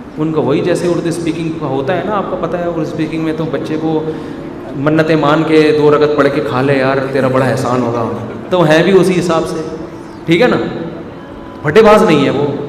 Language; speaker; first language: Urdu; native; Urdu